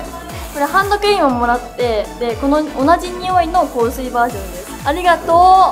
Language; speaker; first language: Japanese; native; Japanese